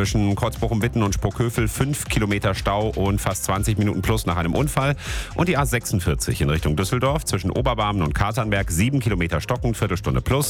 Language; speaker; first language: German; native; German